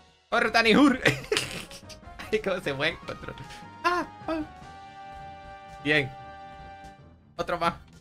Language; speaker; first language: Spanish; native; Spanish